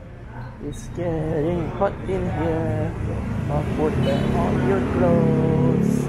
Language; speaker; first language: English; non-native, learner; French